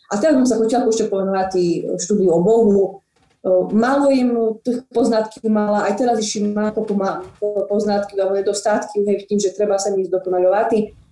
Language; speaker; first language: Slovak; non-native, local second language; Rusyn